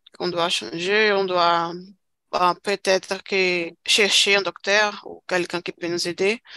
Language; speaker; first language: French; non-native, fluent; Portuguese